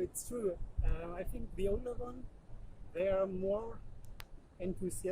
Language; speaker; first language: English; non-native, fluent; German